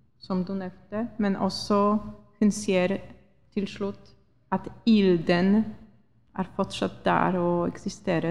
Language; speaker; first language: Norwegian; non-native, fluent; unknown